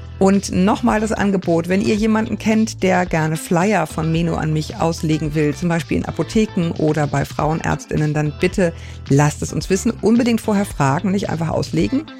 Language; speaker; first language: German; native; German